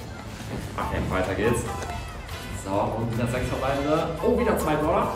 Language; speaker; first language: German; native; German